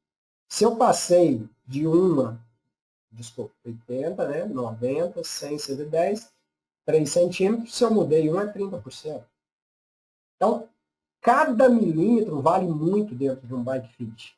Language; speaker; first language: Portuguese; native; Portuguese